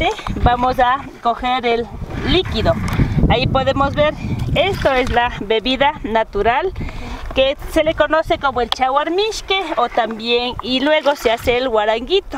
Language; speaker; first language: Spanish; native; Spanish